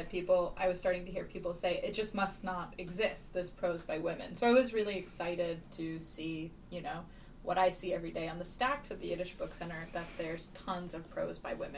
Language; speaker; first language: English; native; English